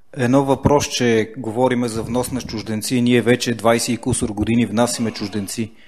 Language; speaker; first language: Bulgarian; native; Bulgarian